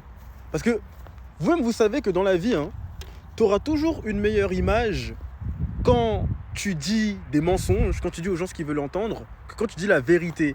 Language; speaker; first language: French; native; French